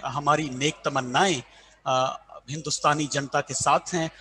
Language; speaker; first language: Hindi; non-native, local second language; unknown